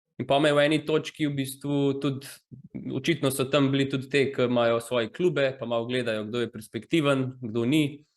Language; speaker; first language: Slovenian; early bilingual, other home language; Croatian